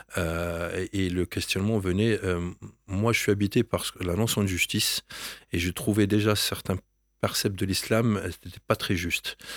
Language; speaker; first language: French; non-native, local second language; Arabic